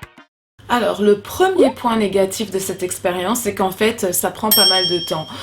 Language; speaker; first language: French; native; French